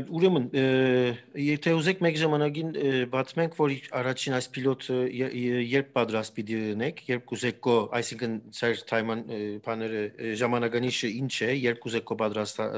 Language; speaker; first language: Armenian; early bilingual, heritage; Armenian